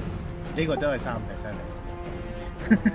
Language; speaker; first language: Chinese; native; Chinese